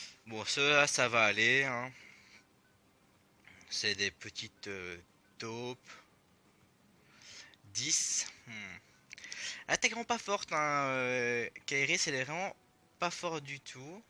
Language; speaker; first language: French; native; French